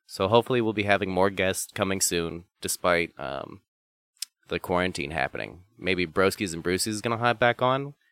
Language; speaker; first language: English; native; English